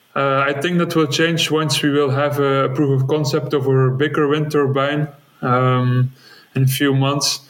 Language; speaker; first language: English; non-native, fluent; Dutch